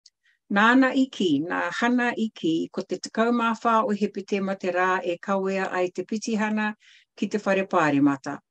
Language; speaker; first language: Māori; non-native, local second language; English